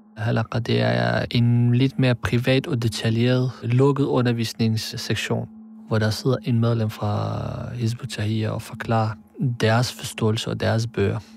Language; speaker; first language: Danish; early bilingual, other home language; Arabic